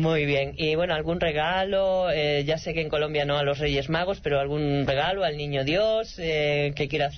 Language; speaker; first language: Spanish; native; Spanish